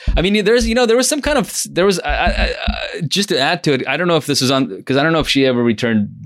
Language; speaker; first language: English; early bilingual, other home language; Russian